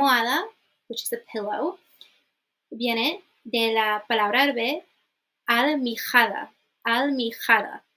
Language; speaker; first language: Spanish; non-native, fluent; English